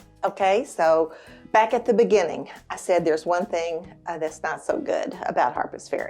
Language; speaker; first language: English; native; English